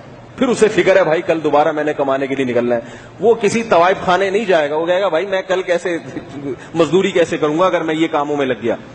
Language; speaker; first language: Urdu; native; Urdu